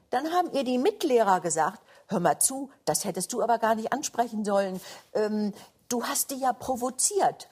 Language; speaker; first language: German; native; German